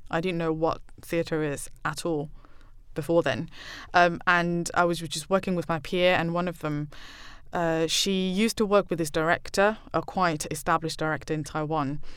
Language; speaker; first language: English; non-native, fluent; Chinese